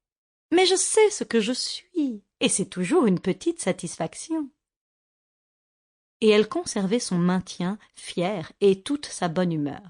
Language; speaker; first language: French; native; French